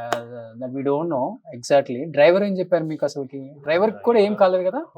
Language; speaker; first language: Telugu; native; Telugu